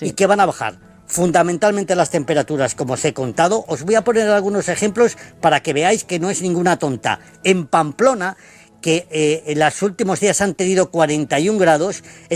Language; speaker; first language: Spanish; native; Spanish